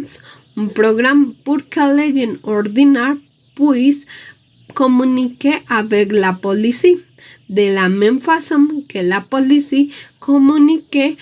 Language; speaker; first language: French; non-native, learner; Spanish